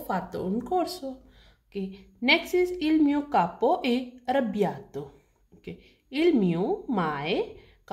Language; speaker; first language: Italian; non-native, learner; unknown